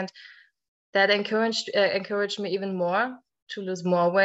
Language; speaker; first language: English; non-native, fluent; German